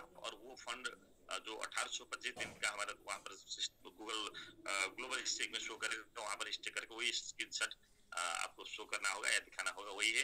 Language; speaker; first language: Hindi; native; Hindi